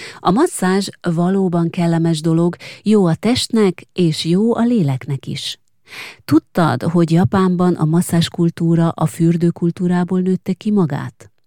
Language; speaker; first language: Hungarian; native; Hungarian